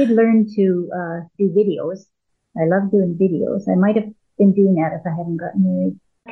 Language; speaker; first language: English; native; English